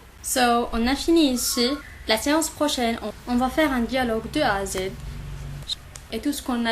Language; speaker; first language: French; non-native, local second language; Arabic